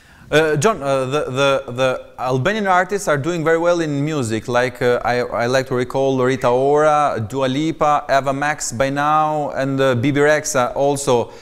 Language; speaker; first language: English; non-native, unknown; Albanian